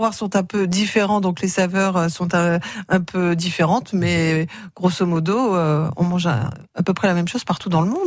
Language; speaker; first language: French; native; French